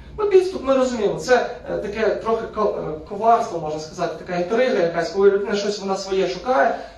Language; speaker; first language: Ukrainian; non-native, local second language; Russian